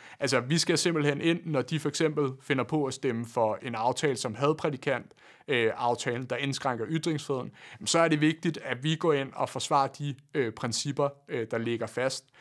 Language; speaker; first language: Danish; native; Danish